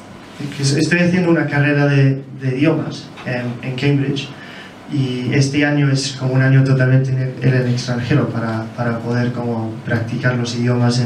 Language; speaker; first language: Spanish; non-native, fluent; English